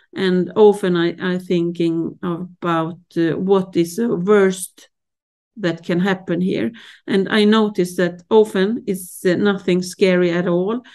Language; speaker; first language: English; non-native, fluent; Swedish